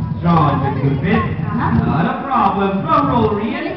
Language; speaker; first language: English; non-native, local second language; Filipino